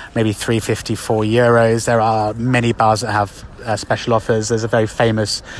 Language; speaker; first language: English; native; English